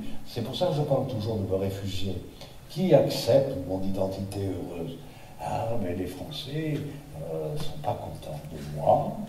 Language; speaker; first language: French; native; French